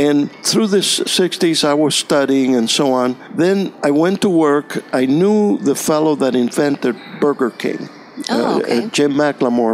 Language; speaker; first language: English; non-native, fluent; Spanish